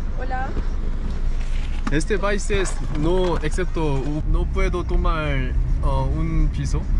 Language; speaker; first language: Spanish; non-native, learner; Korean